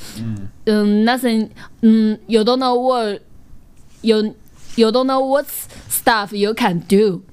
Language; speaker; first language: English; non-native, learner; Chinese